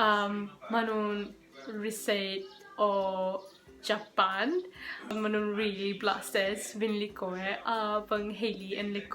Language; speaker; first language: Welsh; non-native, learner; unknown